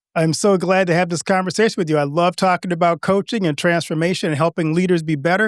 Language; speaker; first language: English; native; English